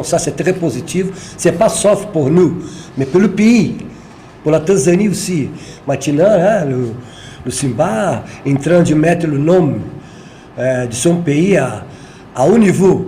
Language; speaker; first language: French; non-native, learner; Portuguese